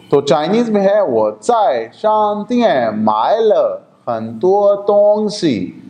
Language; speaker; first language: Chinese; non-native, fluent; Urdu